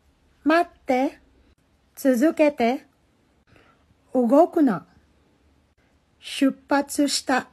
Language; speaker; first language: Japanese; non-native, fluent; Filipino